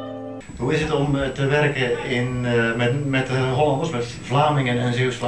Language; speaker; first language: Dutch; native; Dutch